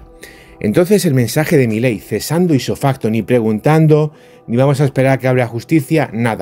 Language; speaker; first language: Spanish; native; Spanish